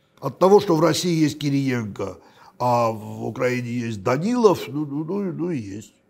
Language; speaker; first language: Russian; non-native, local second language; Armenian